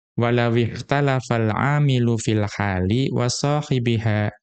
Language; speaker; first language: Arabic; non-native, fluent; Indonesian